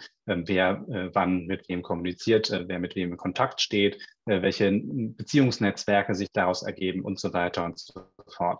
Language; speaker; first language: German; native; German